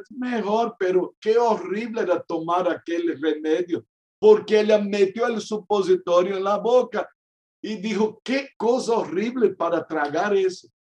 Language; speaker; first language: Spanish; non-native, fluent; Portuguese